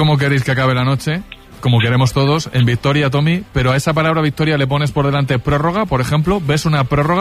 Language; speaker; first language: Spanish; native; Spanish